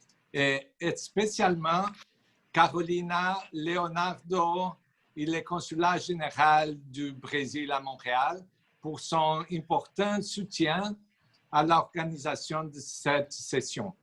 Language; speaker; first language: French; non-native, fluent; Portuguese